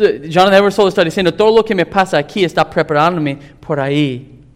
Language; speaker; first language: Spanish; non-native, fluent; English